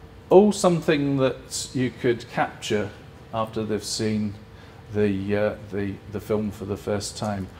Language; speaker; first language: English; native; English